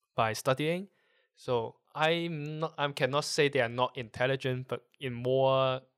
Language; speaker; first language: English; non-native, local second language; Cantonese